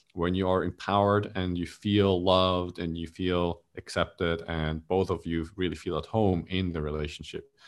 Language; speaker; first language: English; non-native, fluent; German